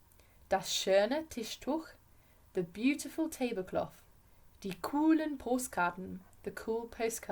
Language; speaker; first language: German; non-native, fluent; English